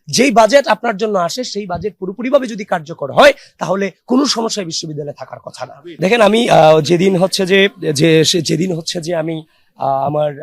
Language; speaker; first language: Bangla; native; Bangla